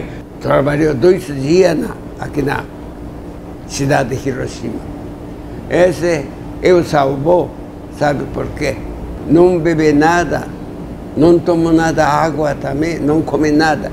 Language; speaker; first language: Portuguese; non-native, learner; Japanese